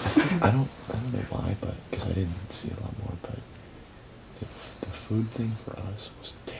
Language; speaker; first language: English; native; English